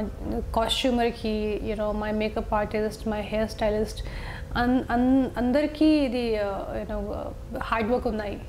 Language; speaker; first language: Telugu; non-native, local second language; Hindi